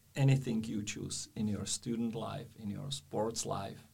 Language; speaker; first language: English; non-native, fluent; Czech